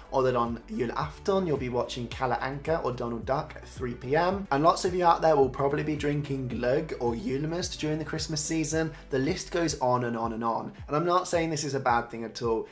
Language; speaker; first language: English; native; English